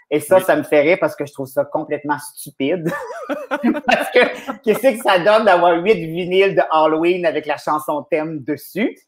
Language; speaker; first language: French; native; French